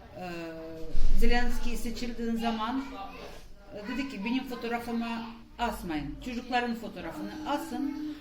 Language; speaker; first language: Turkish; non-native, fluent; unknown